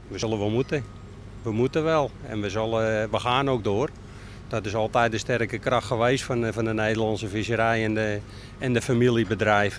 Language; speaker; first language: Dutch; native; Dutch